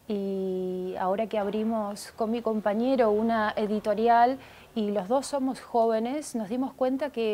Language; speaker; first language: Spanish; early bilingual, other home language; Russian